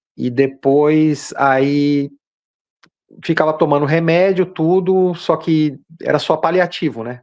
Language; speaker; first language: Portuguese; native; Portuguese